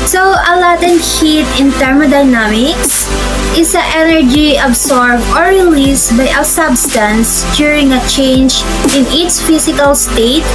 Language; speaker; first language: English; non-native, local second language; Filipino